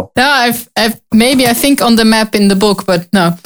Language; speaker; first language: English; non-native, learner; Dutch